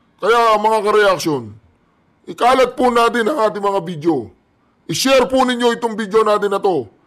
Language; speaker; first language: Filipino; native; Filipino